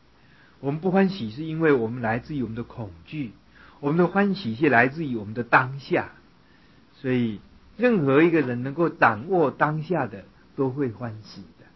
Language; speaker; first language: Chinese; native; Chinese